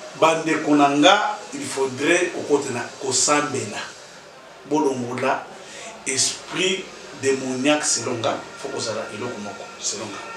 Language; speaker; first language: Lingala; native; Lingala